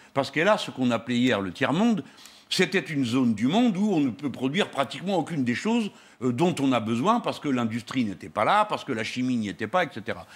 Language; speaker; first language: French; native; French